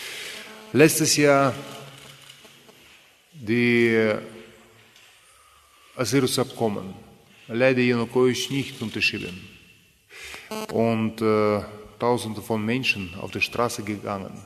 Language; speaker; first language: German; non-native, fluent; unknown